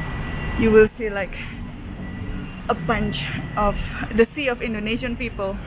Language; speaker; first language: English; non-native, fluent; Indonesian